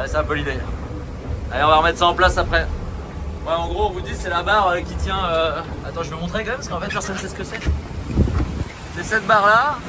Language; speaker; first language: French; native; French